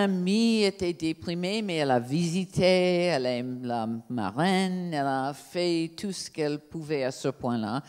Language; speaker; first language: French; non-native, fluent; English